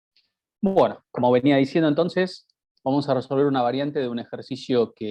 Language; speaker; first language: Spanish; native; Spanish